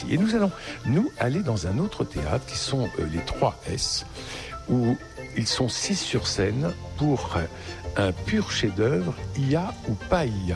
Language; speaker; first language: French; native; French